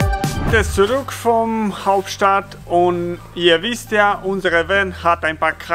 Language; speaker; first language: German; non-native, learner; Romanian